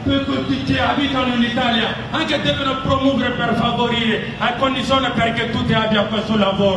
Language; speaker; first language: Italian; non-native, fluent; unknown